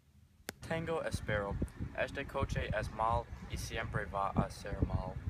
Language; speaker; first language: Spanish; non-native, learner; English